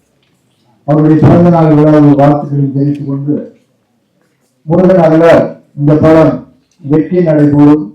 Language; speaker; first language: Tamil; native; Tamil